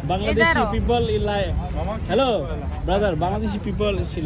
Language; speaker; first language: English; non-native, learner; Bangla